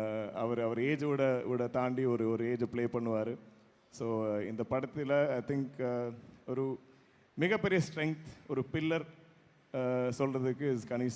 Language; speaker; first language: Tamil; non-native, fluent; Malayalam